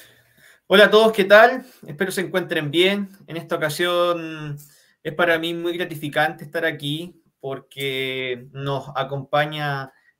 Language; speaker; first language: Spanish; native; Spanish